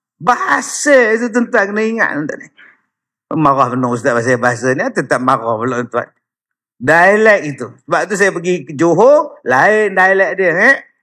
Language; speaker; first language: Malay; native; Malay